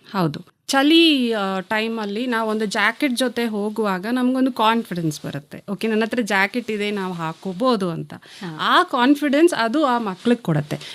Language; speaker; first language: Kannada; native; Kannada